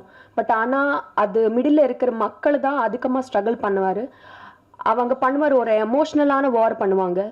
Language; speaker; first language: Tamil; non-native, learner; Telugu